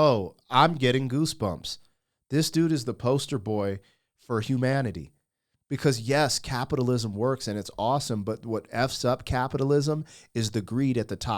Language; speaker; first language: English; native; English